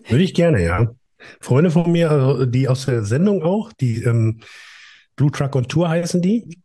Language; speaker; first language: German; native; German